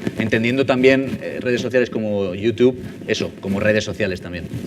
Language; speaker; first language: Spanish; native; Spanish